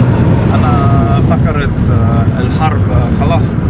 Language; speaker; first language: Arabic; non-native, learner; English